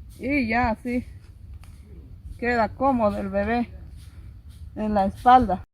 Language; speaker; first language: Spanish; native; Spanish